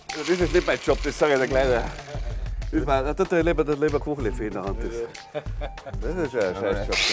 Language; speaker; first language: German; native; German